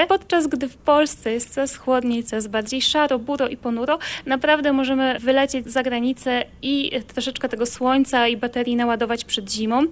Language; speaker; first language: Polish; native; Polish